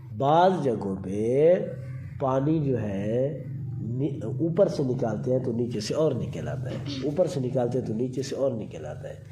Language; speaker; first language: Urdu; non-native, local second language; Saraiki